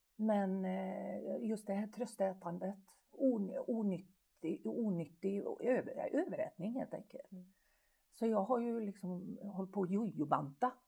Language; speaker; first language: Swedish; native; Swedish